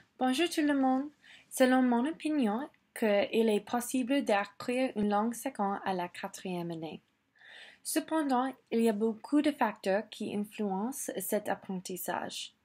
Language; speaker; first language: French; non-native, local second language; English